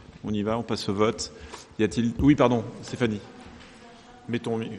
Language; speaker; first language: French; native; French